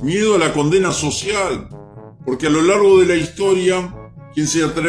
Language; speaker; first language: Spanish; native; Spanish